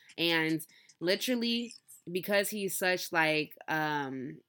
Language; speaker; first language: English; early bilingual, other home language; Yoruba